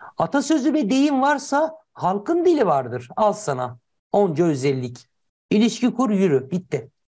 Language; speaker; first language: Turkish; native; Turkish